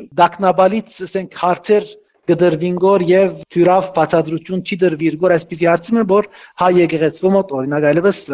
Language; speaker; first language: Armenian; early bilingual, heritage; Armenian